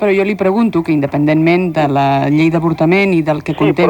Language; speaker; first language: Catalan; native; Catalan